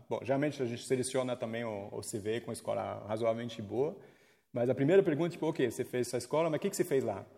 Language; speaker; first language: Portuguese; non-native, fluent; French